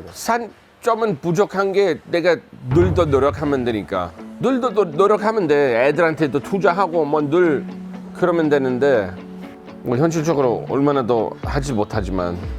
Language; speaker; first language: Korean; non-native, fluent; English